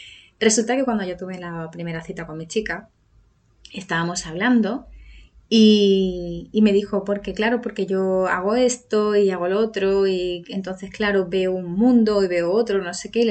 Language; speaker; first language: Spanish; native; Spanish